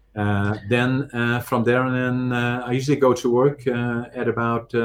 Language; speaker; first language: English; non-native, fluent; Dutch